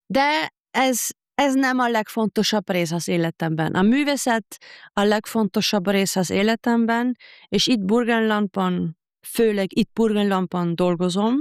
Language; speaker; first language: Hungarian; non-native, fluent; German